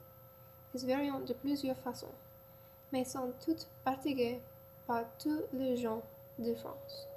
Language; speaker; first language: French; non-native, learner; English